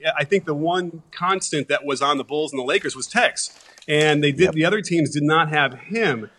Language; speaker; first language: English; native; English